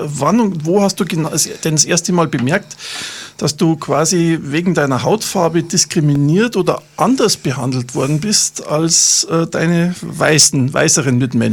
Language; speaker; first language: German; native; German